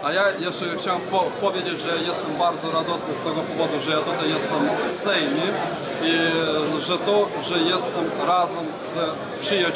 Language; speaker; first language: Polish; non-native, fluent; Belarusian